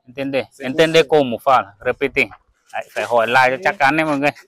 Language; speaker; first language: Portuguese; non-native, learner; Vietnamese